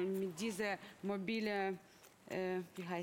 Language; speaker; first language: German; non-native, fluent; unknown